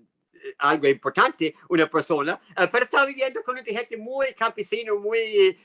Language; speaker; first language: Spanish; non-native, fluent; English